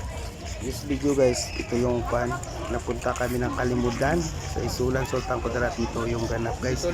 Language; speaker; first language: Filipino; non-native, local second language; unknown